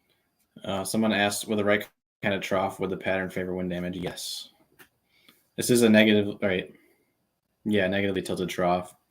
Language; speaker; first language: English; native; English